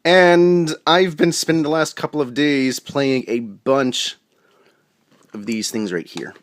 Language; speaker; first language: English; native; English